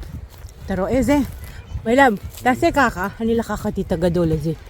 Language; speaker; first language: Hebrew; non-native, learner; Filipino